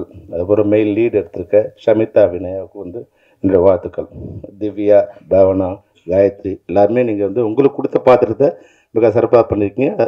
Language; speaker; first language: Tamil; native; Tamil